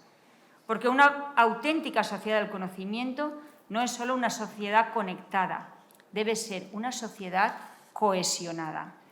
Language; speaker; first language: Spanish; native; Spanish